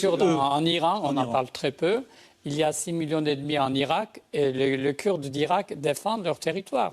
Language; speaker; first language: French; native; French